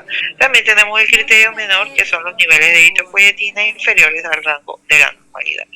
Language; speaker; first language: Spanish; native; Spanish